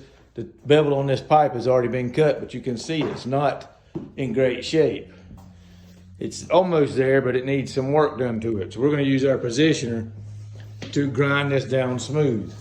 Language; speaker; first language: English; native; English